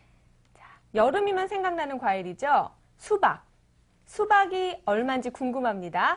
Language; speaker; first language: Korean; native; Korean